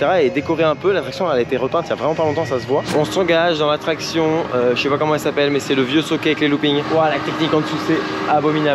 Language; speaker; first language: French; native; French